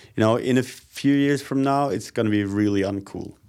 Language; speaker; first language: English; non-native, fluent; Norwegian